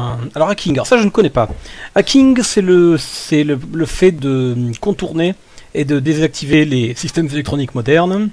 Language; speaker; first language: French; native; French